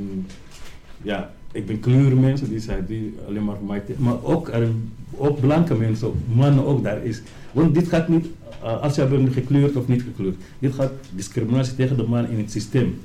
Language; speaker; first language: Dutch; non-native, learner; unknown